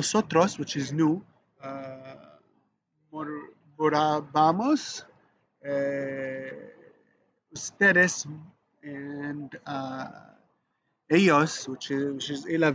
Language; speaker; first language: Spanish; non-native, learner; Arabic